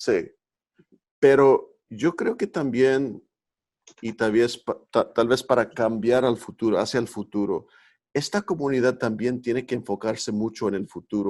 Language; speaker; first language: Spanish; early bilingual, heritage; Spanish